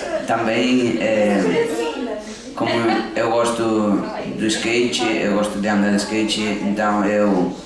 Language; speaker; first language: Portuguese; early bilingual, heritage; Portuguese